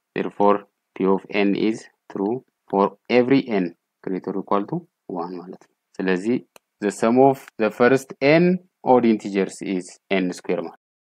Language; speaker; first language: English; non-native, local second language; Amharic